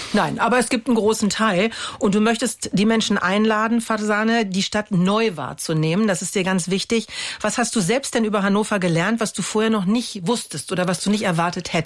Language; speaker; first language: German; native; German